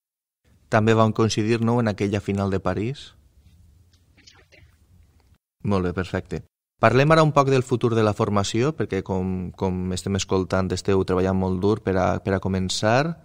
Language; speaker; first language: Catalan; native; Catalan